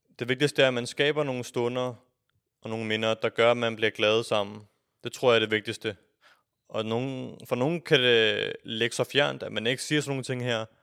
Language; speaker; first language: Danish; early bilingual, other home language; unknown